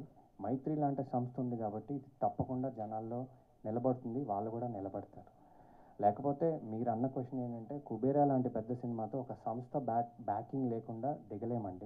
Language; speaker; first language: Telugu; native; Telugu